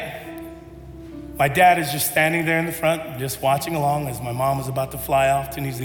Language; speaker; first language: English; native; English